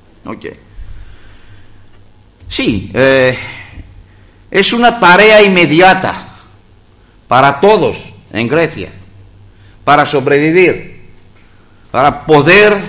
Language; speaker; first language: Spanish; non-native, learner; Greek